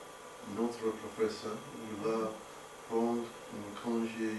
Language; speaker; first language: French; non-native, learner; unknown